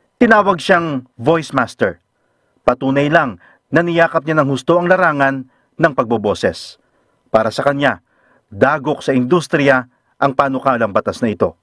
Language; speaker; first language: Filipino; native; Filipino